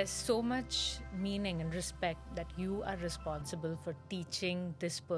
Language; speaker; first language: English; non-native, local second language; Marathi